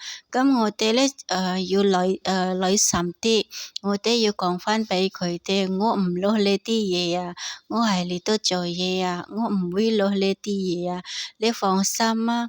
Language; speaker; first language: Cantonese; non-native, learner; Indonesian